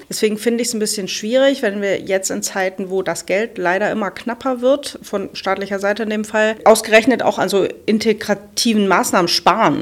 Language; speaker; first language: German; native; German